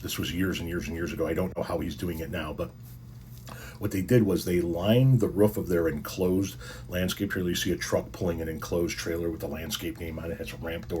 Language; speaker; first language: English; native; English